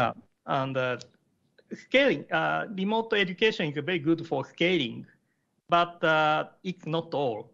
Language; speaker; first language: English; non-native, learner; Japanese